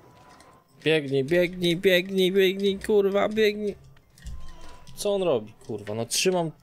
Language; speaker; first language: Polish; native; Polish